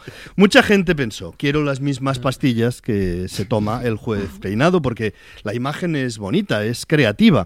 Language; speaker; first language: Spanish; native; Spanish